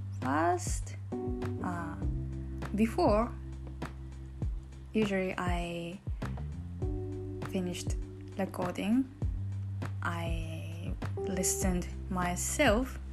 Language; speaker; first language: English; non-native, learner; Japanese